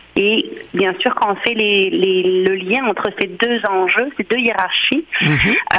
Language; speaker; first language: French; native; French